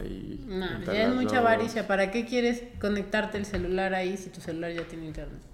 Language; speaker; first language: Spanish; native; Spanish